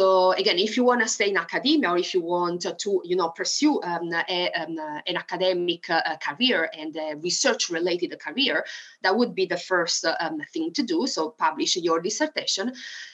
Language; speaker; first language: English; non-native, fluent; Italian